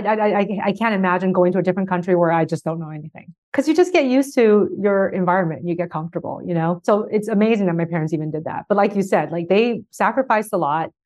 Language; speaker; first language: English; early bilingual, other home language; Chinese